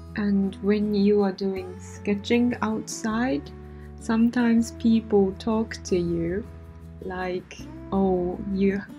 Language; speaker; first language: English; non-native, fluent; Japanese